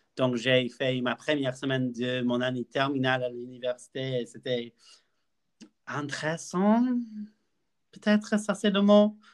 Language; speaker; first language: French; non-native, learner; English